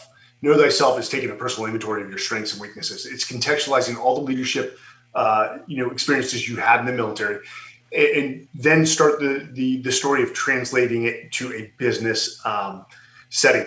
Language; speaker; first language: English; native; English